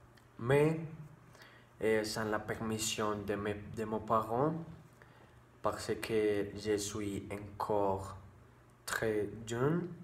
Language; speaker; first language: French; non-native, learner; Spanish